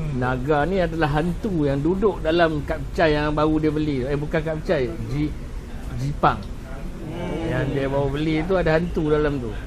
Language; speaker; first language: Malay; native; Malay